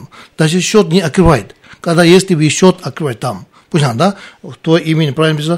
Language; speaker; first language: Russian; non-native, learner; Tibetan